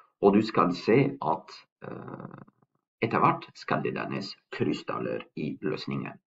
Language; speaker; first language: Norwegian; non-native, fluent; French